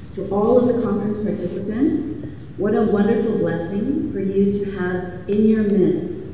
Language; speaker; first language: English; native; English